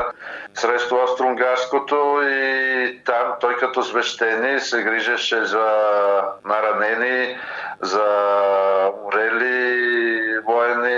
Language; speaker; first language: Bulgarian; non-native, fluent; Italian